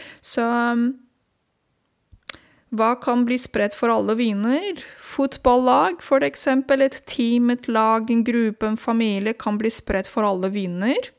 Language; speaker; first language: Norwegian; non-native, fluent; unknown